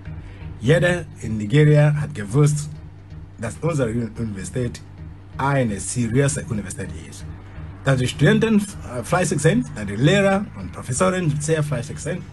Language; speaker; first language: German; non-native, fluent; Igbo